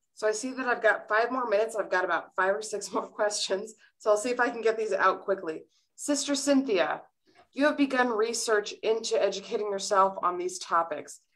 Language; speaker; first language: English; native; English